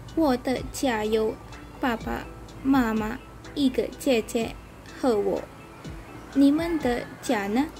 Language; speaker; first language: Chinese; non-native, learner; Malay